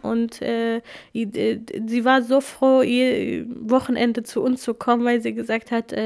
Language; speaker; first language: German; non-native, fluent; Kurdish